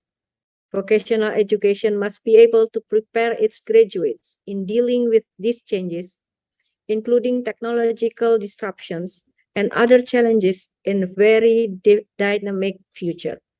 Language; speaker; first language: English; non-native, fluent; Indonesian